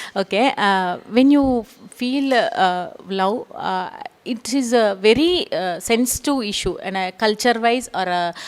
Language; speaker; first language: English; non-native, local second language; Telugu